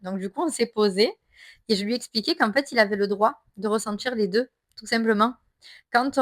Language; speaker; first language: French; native; French